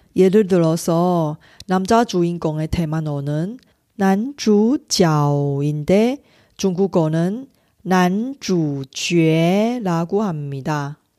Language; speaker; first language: Korean; non-native, fluent; Chinese